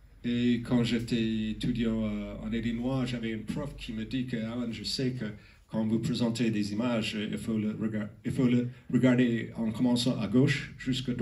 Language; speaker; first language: French; non-native, learner; English